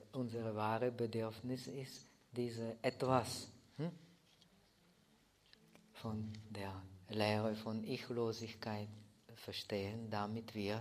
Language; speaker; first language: German; non-native, fluent; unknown